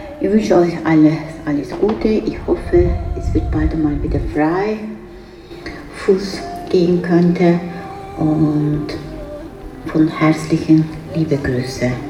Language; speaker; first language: German; non-native, learner; Kurdish